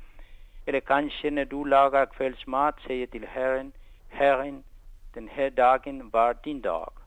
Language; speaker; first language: Swedish; non-native, fluent; Spanish